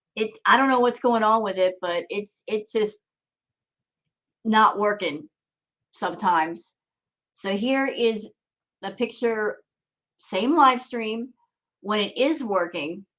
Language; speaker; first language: English; native; English